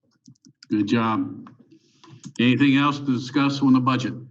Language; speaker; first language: English; native; English